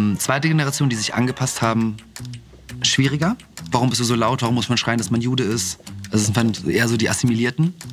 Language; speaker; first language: German; early bilingual, other home language; Russian